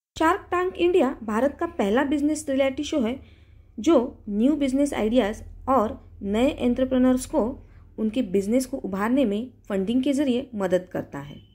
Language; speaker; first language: Hindi; non-native, local second language; Marathi